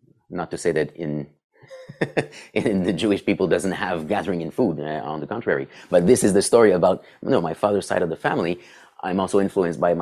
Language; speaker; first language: English; non-native, fluent; French